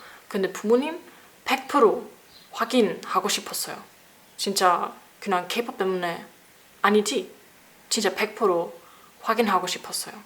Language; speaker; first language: Korean; non-native, learner; German